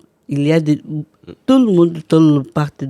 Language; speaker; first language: French; non-native, learner; Portuguese